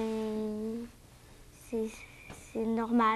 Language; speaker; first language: French; native; French